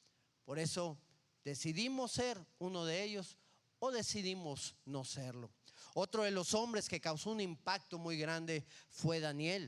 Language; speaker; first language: Spanish; native; Spanish